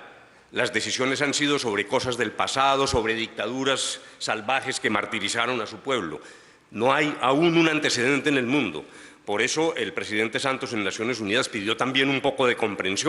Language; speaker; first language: Spanish; native; Spanish